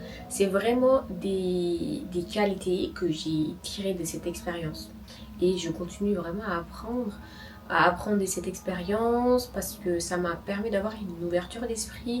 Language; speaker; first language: French; non-native, local second language; Wolof